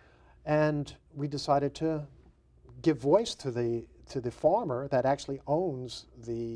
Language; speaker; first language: English; native; English